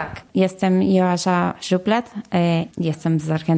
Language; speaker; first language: Polish; non-native, learner; Spanish